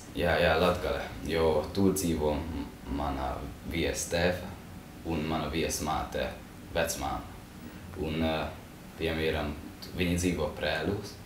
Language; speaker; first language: Latvian; non-native, learner; Hungarian